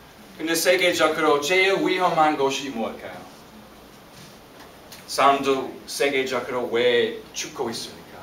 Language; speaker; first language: Korean; non-native, fluent; English